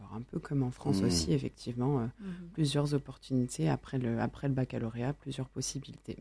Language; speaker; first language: French; native; French